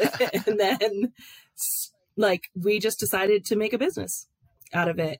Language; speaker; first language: English; native; English